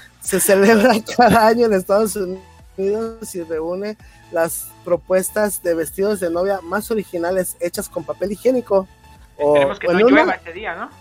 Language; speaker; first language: Spanish; native; Spanish